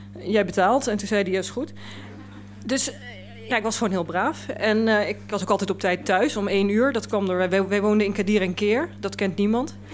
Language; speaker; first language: Dutch; native; Dutch